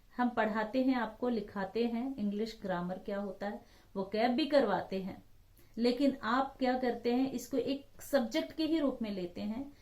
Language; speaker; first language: Hindi; non-native, local second language; Telugu